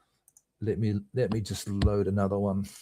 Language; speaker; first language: English; native; English